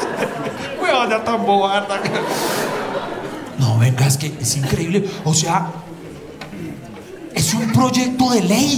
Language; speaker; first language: Spanish; native; Spanish